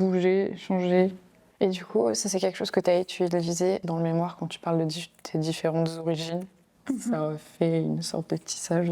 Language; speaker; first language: French; native; French